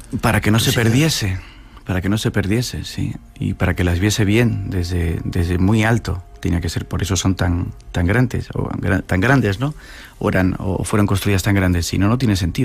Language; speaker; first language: Spanish; native; Spanish